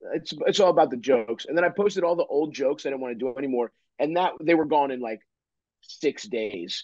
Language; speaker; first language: English; native; English